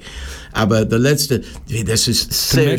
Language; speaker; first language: German; non-native, learner; English